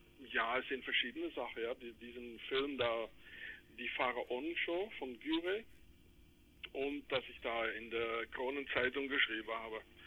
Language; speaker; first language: German; non-native, fluent; English